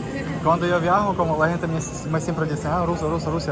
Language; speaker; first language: Spanish; non-native, learner; Russian